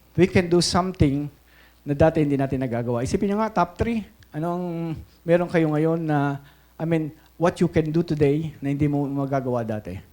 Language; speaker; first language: Filipino; native; Filipino